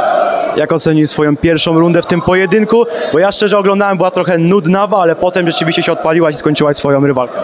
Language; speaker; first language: Polish; native; Polish